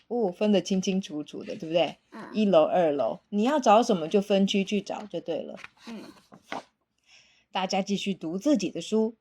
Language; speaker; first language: Chinese; native; Chinese